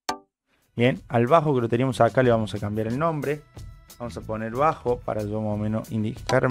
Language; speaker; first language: Spanish; native; Spanish